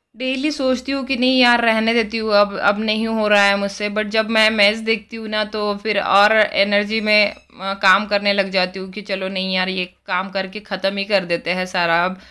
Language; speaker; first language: Hindi; native; Hindi